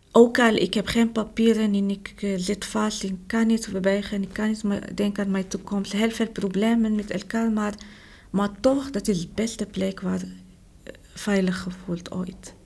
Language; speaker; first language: Dutch; non-native, learner; Arabic